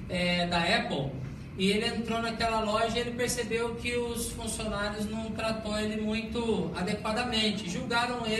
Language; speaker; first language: Portuguese; native; Portuguese